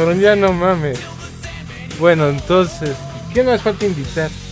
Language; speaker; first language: Spanish; native; Spanish